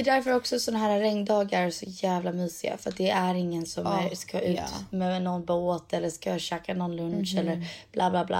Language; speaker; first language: Swedish; native; Swedish